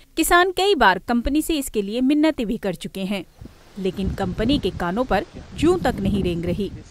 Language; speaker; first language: Hindi; native; Hindi